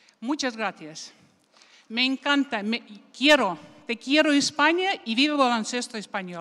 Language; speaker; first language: Spanish; non-native, fluent; Russian